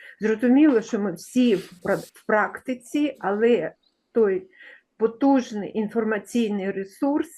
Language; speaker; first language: Ukrainian; native; Ukrainian